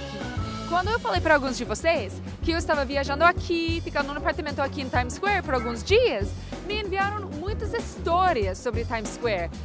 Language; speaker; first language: Portuguese; non-native, fluent; English